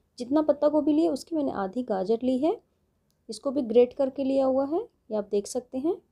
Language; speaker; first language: Hindi; native; Hindi